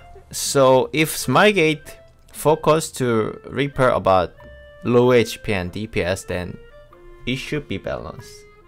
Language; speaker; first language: English; non-native, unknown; Korean